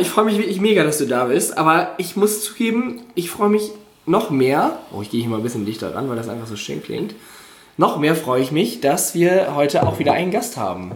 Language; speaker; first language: German; native; German